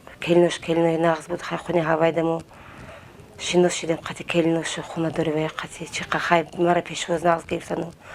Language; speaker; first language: Tajik; non-native, fluent; Avaric